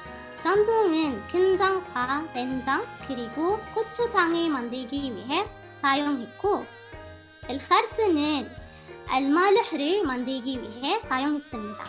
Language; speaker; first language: Korean; non-native, fluent; Arabic